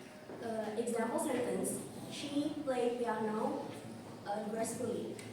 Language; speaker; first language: English; non-native, local second language; Indonesian